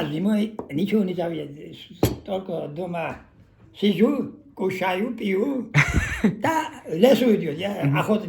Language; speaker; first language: Russian; non-native, learner; Georgian